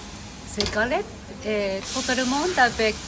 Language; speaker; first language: French; non-native, learner; Japanese